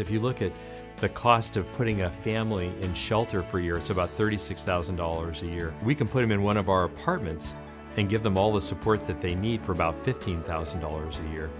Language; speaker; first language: English; native; English